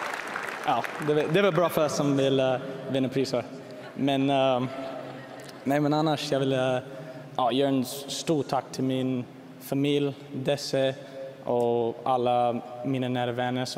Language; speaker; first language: Swedish; early bilingual, heritage; English